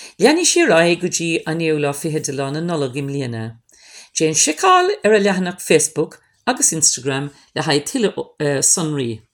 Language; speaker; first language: Irish; non-native, local second language; English